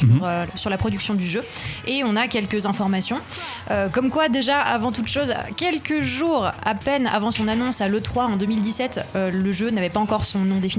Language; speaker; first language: French; native; French